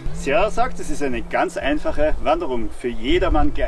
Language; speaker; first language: German; native; German